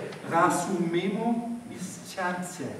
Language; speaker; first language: Slovenian; non-native, learner; German